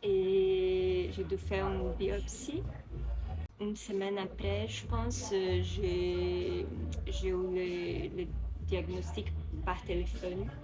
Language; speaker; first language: French; non-native, fluent; Portuguese